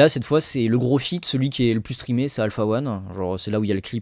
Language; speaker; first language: French; native; French